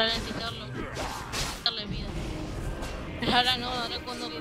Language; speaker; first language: Spanish; native; Spanish